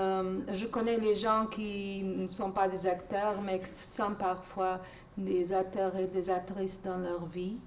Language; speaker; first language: French; non-native, fluent; Portuguese